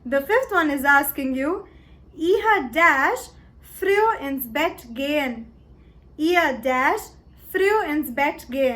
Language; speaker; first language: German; non-native, learner; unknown